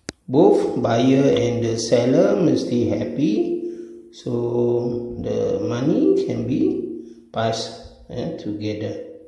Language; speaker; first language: English; non-native, local second language; Malay